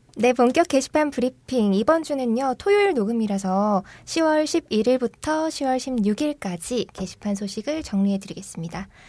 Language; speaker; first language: Korean; native; Korean